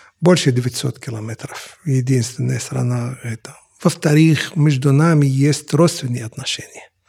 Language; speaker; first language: Russian; non-native, fluent; Arabic